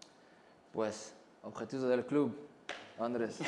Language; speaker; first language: Spanish; non-native, learner; Arabic